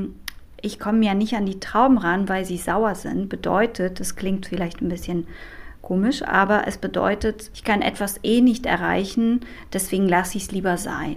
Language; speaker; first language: German; non-native, fluent; Romanian